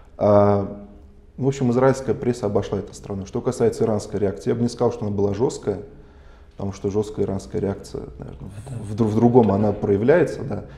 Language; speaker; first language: Russian; non-native, local second language; Armenian